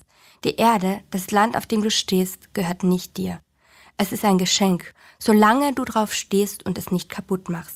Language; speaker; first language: German; native; German